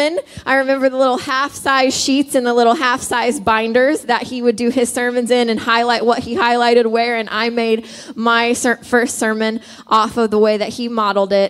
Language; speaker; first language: English; native; English